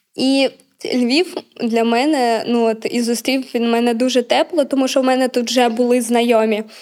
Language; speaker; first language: Ukrainian; native; Ukrainian